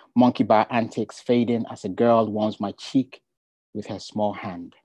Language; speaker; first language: English; non-native, local second language; Ga